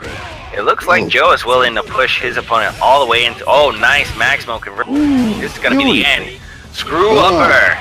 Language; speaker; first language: English; native; English